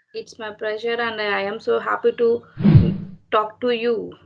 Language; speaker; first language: English; non-native, learner; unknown